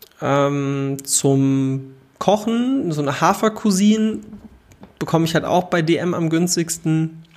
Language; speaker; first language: German; native; German